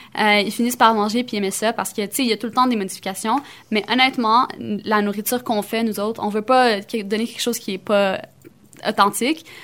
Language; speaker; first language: French; early bilingual, other home language; Arabic